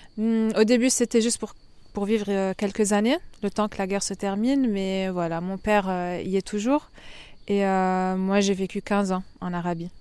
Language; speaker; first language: French; non-native, fluent; Arabic